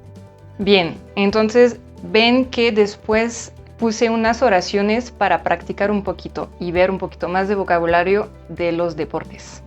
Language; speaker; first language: Spanish; non-native, fluent; French